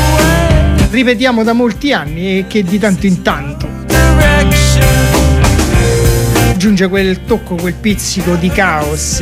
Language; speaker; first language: Italian; native; Italian